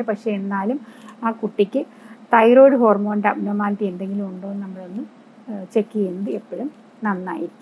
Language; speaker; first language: Malayalam; native; Malayalam